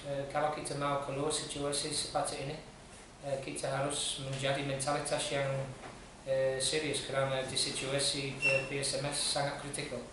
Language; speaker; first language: Indonesian; non-native, fluent; English